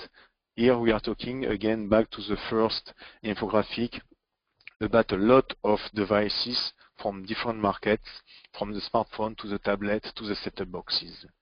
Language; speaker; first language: English; non-native, fluent; French